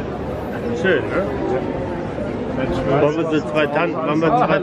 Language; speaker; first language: German; native; German